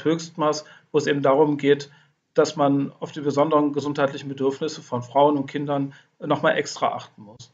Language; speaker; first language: German; native; German